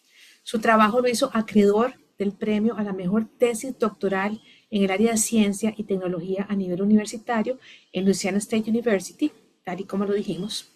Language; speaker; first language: Spanish; native; Spanish